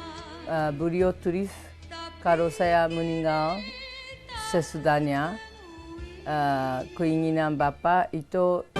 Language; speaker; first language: Indonesian; non-native, fluent; Japanese